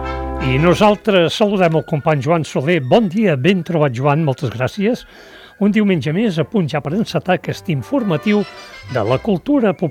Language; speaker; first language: Catalan; native; Catalan